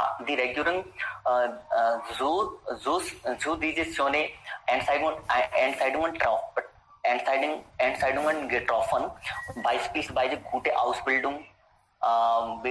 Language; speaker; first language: German; non-native, learner; Hindi